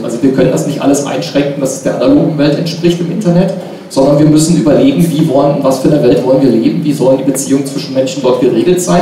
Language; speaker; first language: German; native; German